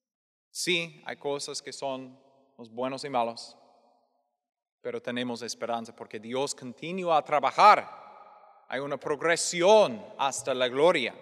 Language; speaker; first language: Spanish; non-native, fluent; English